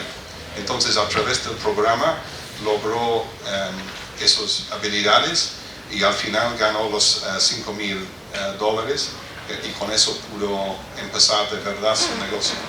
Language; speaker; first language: Spanish; non-native, fluent; English